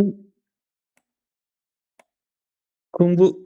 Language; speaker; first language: Korean; non-native, learner; Bangla